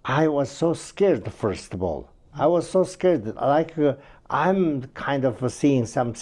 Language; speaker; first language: English; non-native, learner; Tibetan